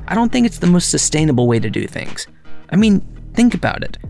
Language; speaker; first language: English; native; English